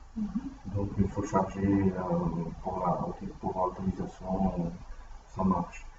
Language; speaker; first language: French; non-native, learner; Portuguese